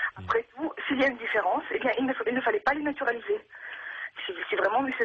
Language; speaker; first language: French; non-native, fluent; Russian